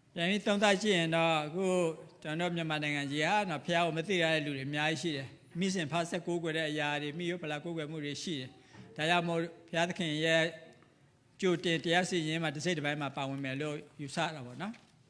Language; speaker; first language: Burmese; non-native, local second language; S'gaw Karen